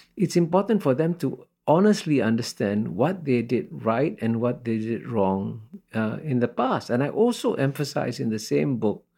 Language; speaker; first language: English; early bilingual, other home language; Hindi